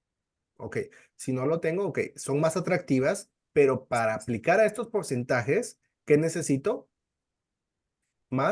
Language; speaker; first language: Spanish; native; Spanish